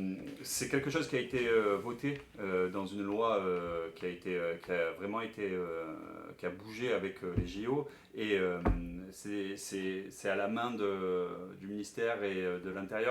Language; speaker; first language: French; native; French